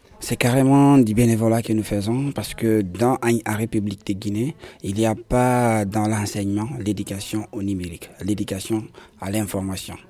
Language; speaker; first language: French; non-native, local second language; Fula